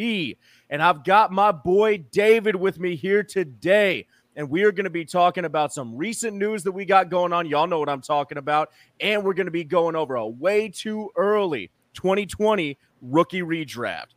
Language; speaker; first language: English; native; English